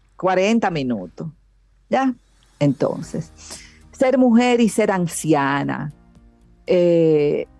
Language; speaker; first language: Spanish; native; Spanish